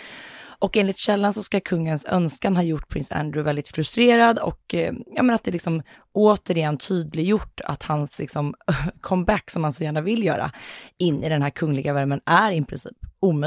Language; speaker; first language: Swedish; native; Swedish